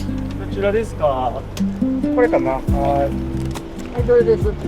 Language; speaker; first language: Japanese; native; Japanese